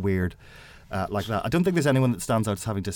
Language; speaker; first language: English; native; English